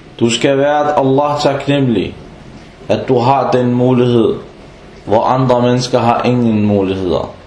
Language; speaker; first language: Danish; non-native, fluent; Arabic